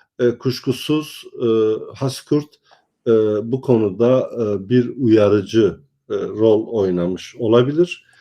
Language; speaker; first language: Turkish; non-native, local second language; Kurdish